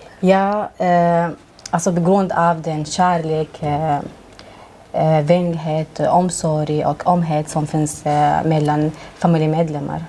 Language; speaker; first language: Swedish; non-native, fluent; Arabic